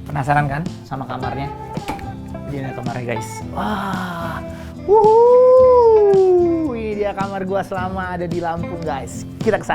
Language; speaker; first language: Indonesian; native; Indonesian